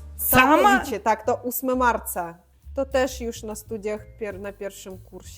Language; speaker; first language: Polish; non-native, fluent; Russian